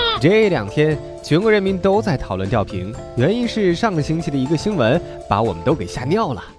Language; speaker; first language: Chinese; native; Chinese